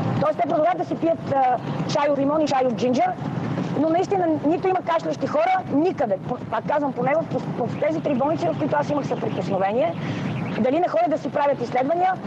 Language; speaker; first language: Bulgarian; native; Bulgarian